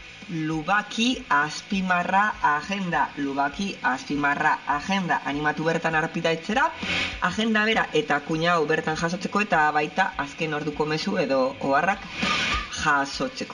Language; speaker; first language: Basque; native; Basque